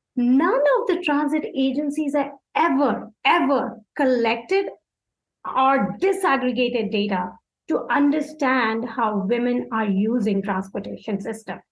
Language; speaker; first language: English; non-native, local second language; Hindi